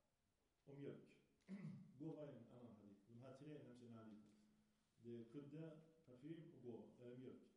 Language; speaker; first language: Swedish; early bilingual, other home language; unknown